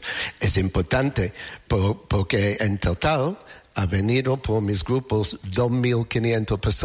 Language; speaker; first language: Spanish; non-native, learner; English